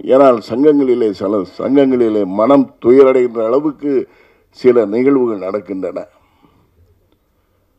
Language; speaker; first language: Tamil; native; Tamil